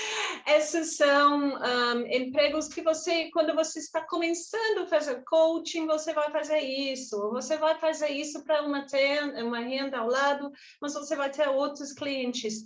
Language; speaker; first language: Portuguese; non-native, fluent; English